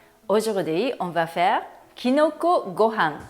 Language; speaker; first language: French; non-native, learner; Japanese